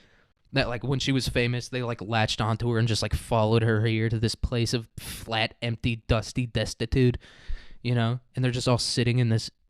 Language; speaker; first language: English; native; English